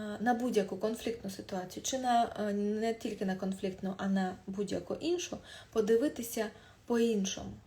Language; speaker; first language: Ukrainian; non-native, local second language; Russian